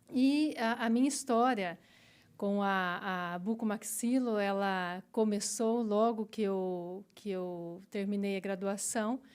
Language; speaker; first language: Portuguese; native; Portuguese